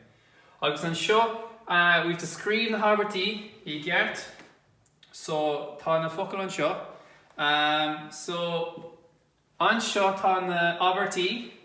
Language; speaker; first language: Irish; non-native, local second language; English